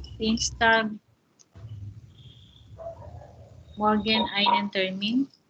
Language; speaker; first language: German; non-native, learner; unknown